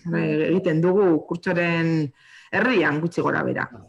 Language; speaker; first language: Basque; non-native, local second language; Spanish